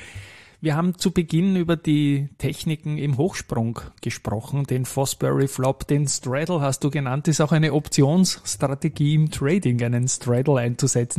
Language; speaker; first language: German; native; German